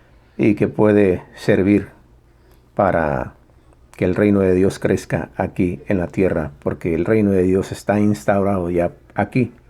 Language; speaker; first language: Spanish; native; Spanish